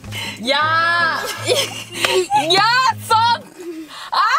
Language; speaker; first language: Korean; early bilingual, heritage; English